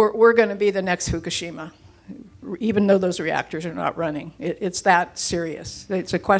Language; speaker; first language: English; native; English